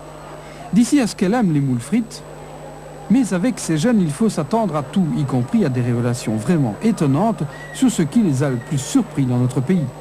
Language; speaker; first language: French; native; French